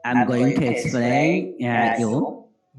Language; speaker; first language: English; non-native, learner; Bangla